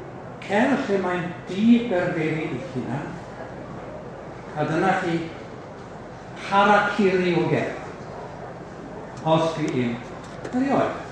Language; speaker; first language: Welsh; native; Welsh